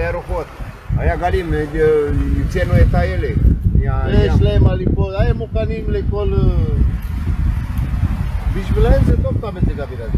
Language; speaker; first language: Hebrew; non-native, learner; Romanian